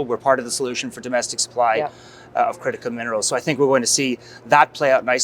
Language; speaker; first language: English; native; English